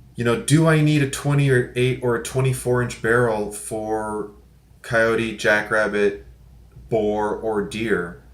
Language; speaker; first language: English; native; English